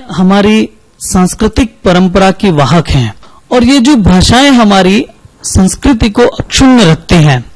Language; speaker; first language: Hindi; native; Hindi